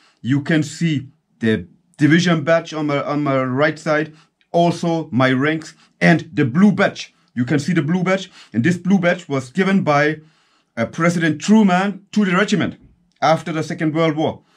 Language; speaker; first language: English; non-native, fluent; German